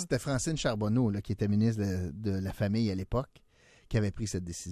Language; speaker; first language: French; native; French